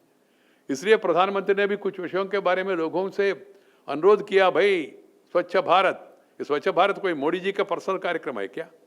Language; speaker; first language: Hindi; non-native, local second language; Telugu